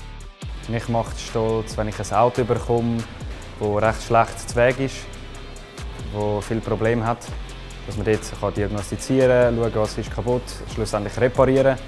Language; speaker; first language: German; native; German